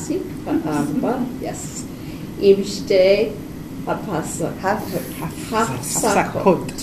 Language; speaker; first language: Hebrew; non-native, learner; English